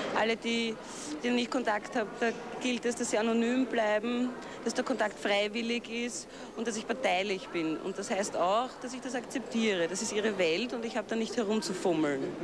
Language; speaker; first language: German; native; German